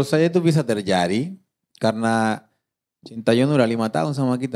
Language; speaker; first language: Indonesian; non-native, fluent; Spanish